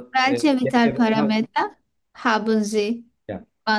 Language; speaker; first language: German; non-native, fluent; Turkish